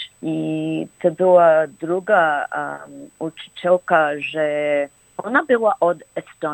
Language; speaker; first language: Polish; early bilingual, heritage; Polish